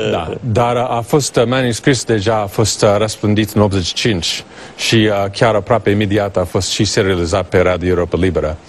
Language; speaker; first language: Romanian; non-native, learner; English